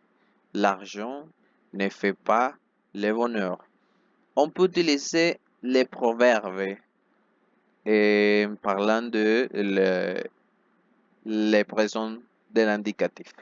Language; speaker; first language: French; non-native, fluent; Spanish